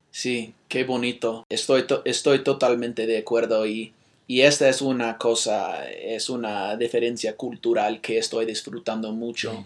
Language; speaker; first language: Spanish; non-native, fluent; English